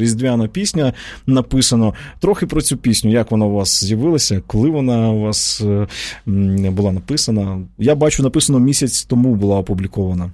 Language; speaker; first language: Ukrainian; native; Ukrainian